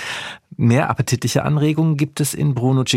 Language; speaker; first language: German; native; German